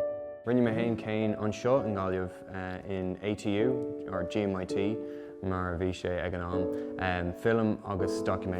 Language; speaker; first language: Irish; native; Irish